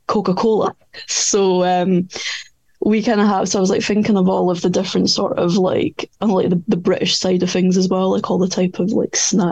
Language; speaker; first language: English; native; English